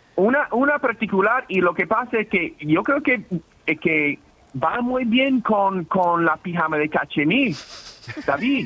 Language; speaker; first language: Spanish; non-native, fluent; English